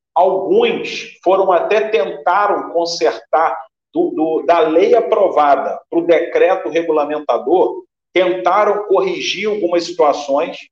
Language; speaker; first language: Portuguese; native; Portuguese